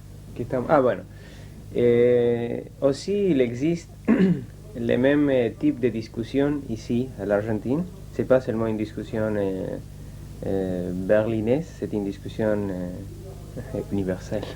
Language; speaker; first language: French; non-native, learner; Spanish